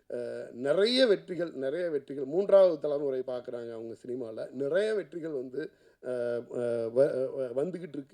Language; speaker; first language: Tamil; native; Tamil